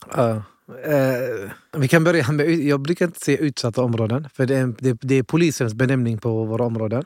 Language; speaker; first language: Swedish; early bilingual, other home language; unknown